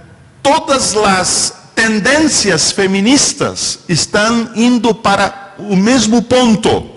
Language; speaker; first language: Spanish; non-native, fluent; Portuguese